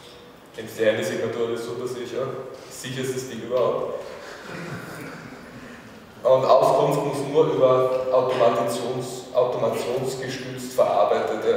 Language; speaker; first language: German; native; German